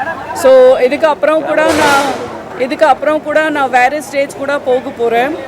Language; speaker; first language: Tamil; non-native, local second language; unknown